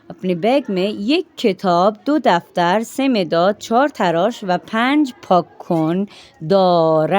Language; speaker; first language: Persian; non-native, fluent; Urdu